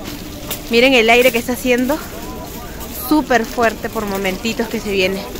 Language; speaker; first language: Spanish; native; Spanish